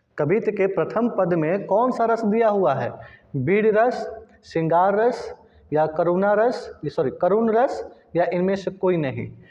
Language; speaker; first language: Hindi; native; Hindi